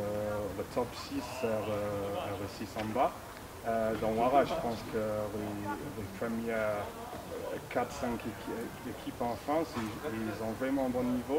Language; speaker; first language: French; non-native, fluent; English